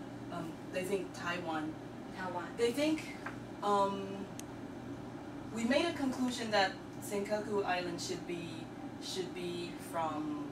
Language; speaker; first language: English; non-native, learner; Chinese